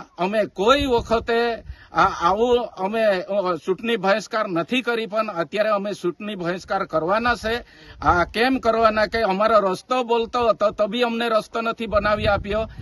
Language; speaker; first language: Gujarati; non-native, local second language; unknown